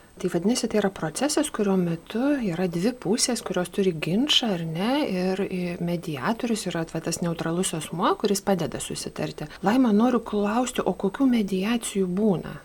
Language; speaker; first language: Lithuanian; native; Lithuanian